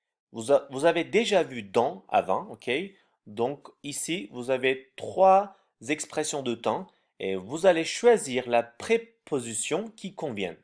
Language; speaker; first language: French; non-native, fluent; Turkish